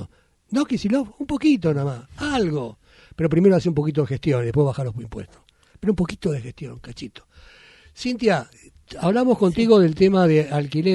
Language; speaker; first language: Spanish; native; Spanish